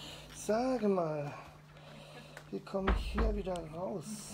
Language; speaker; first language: German; native; German